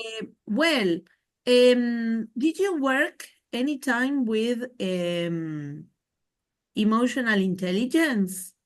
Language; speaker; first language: English; non-native, fluent; Spanish